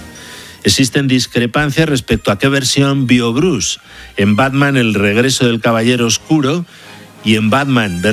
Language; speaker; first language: Spanish; native; Spanish